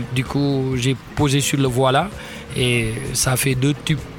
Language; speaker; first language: French; non-native, local second language; Wolof